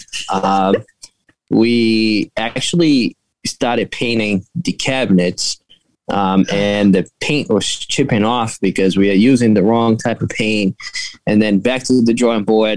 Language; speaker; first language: English; non-native, fluent; Portuguese